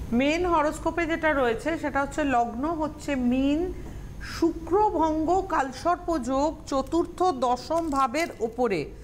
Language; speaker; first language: Bangla; native; Bangla